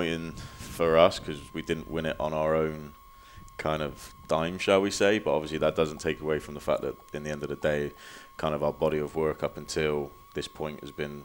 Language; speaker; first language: English; native; English